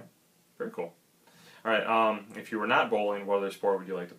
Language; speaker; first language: English; native; English